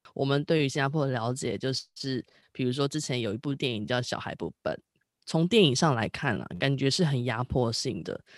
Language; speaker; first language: Chinese; native; Chinese